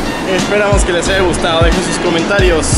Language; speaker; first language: Spanish; native; Spanish